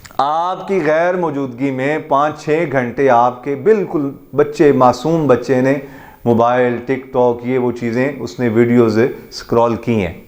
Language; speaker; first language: Urdu; native; Urdu